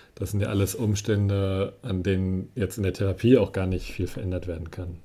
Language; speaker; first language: German; native; German